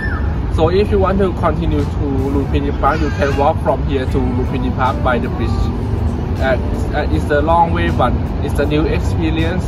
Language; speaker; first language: English; non-native, learner; Thai